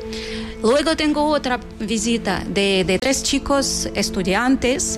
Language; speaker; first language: Spanish; non-native, fluent; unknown